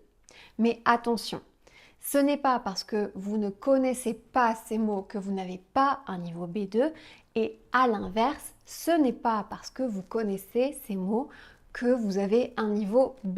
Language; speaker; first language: French; native; French